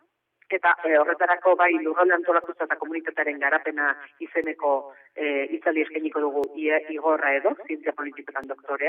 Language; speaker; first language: Basque; native; Basque